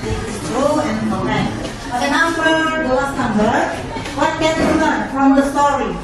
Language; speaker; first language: English; non-native, learner; Indonesian